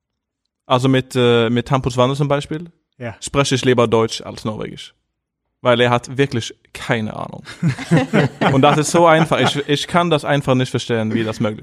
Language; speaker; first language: German; non-native, fluent; Norwegian